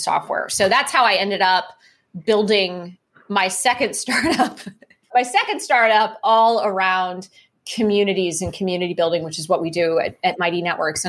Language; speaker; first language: English; native; English